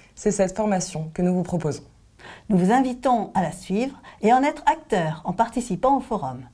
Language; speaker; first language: French; native; French